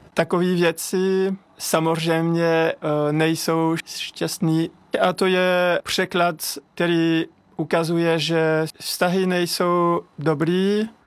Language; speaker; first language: Czech; non-native, fluent; French